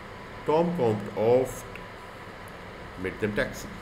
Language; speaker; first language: German; non-native, learner; Hindi